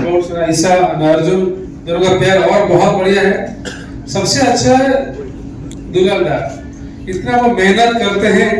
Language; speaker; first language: Hindi; non-native, local second language; Odia